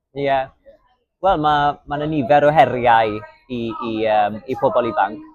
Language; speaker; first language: Welsh; native; Welsh